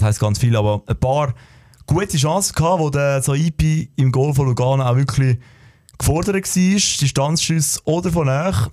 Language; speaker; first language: German; native; German